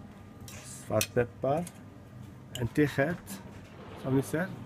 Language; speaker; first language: Swedish; non-native, learner; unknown